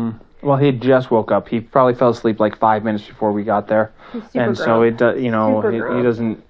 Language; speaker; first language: English; native; English